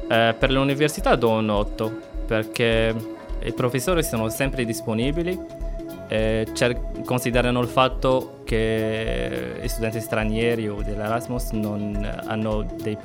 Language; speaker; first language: Italian; non-native, fluent; Arabic